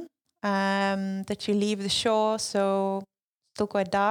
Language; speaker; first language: English; non-native, fluent; Lithuanian